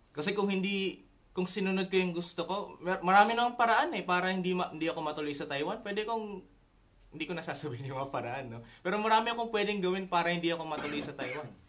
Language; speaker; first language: Filipino; native; Filipino